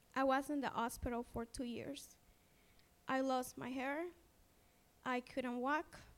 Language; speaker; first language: English; non-native, fluent; Spanish